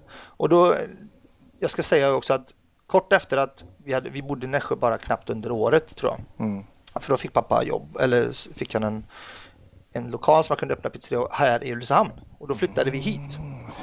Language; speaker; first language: Swedish; early bilingual, other home language; Arabic